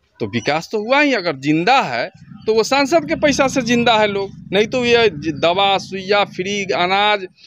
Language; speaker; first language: Hindi; native; Hindi